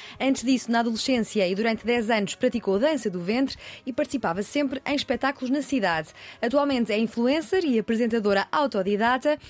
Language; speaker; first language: Portuguese; native; Portuguese